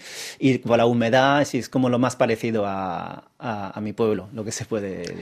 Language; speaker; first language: Spanish; early bilingual, other home language; Chinese